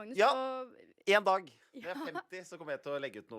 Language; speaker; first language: Norwegian; native; Norwegian